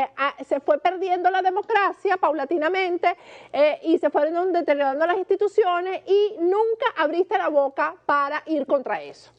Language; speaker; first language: Spanish; native; Spanish